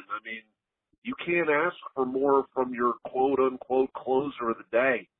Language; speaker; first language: English; native; English